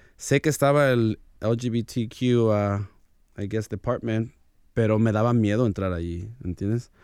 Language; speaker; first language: Spanish; early bilingual, heritage; Spanish